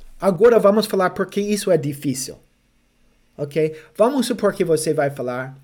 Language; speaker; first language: Portuguese; non-native, fluent; English